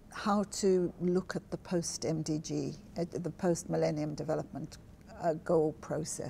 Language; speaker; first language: English; native; English